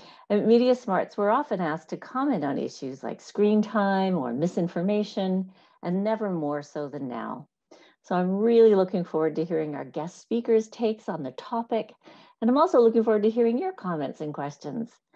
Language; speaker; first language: English; native; English